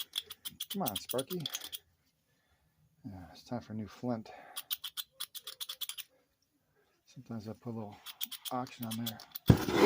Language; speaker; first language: English; native; English